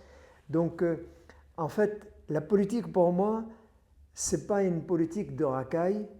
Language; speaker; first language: French; non-native, fluent; Arabic